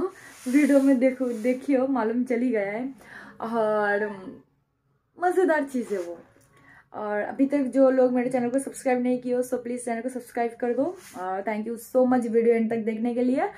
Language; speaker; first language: Hindi; non-native, local second language; Bangla